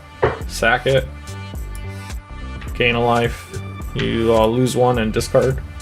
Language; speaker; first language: English; native; English